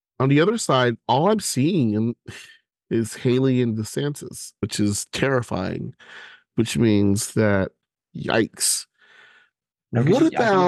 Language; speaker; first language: English; native; English